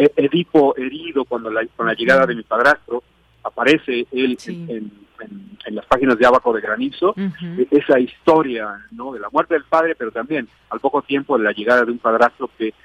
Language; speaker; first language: Spanish; native; Spanish